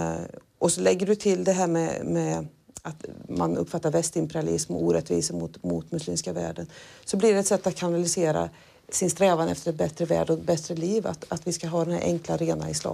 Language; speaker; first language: Swedish; native; Swedish